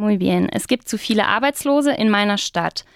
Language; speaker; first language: German; non-native, fluent; Spanish